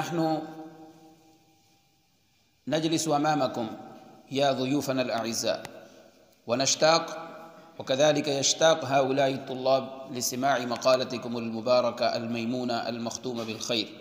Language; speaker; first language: Arabic; non-native, fluent; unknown